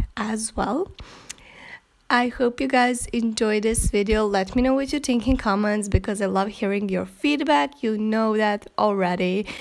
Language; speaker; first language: English; non-native, fluent; Serbian